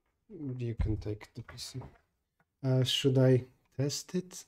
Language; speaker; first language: English; non-native, fluent; Polish